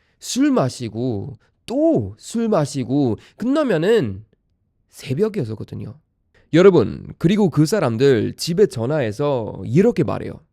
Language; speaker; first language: Korean; non-native, fluent; Swedish